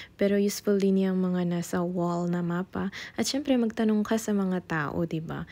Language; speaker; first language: Filipino; non-native, local second language; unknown